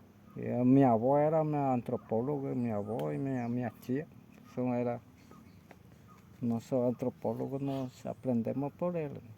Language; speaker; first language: Portuguese; non-native, local second language; Guarani